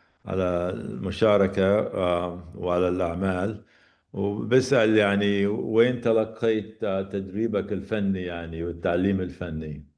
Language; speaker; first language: Arabic; native; Arabic